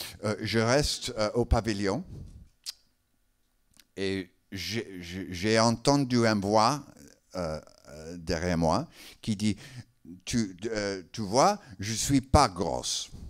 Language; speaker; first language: French; non-native, learner; English